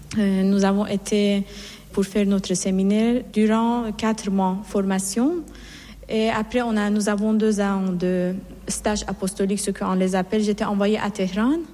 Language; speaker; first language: French; non-native, fluent; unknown